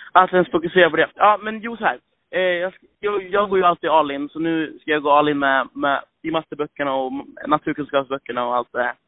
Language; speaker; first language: Swedish; non-native, fluent; Swahili